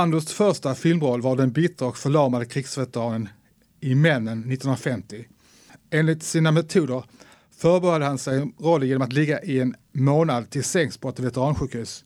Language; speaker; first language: Swedish; native; Swedish